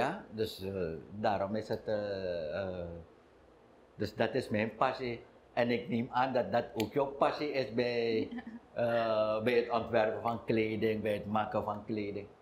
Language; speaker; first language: Dutch; non-native, local second language; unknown